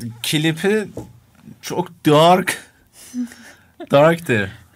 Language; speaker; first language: Turkish; non-native, learner; Persian